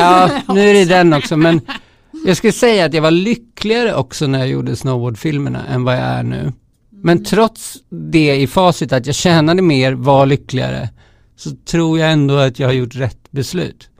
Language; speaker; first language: Swedish; native; Swedish